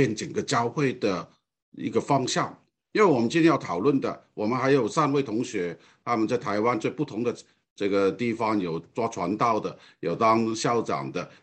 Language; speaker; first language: Chinese; non-native, fluent; Cantonese